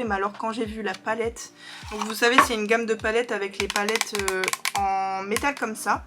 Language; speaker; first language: French; native; French